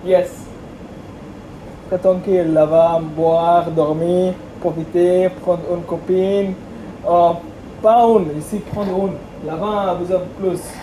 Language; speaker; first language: French; non-native, learner; Bangla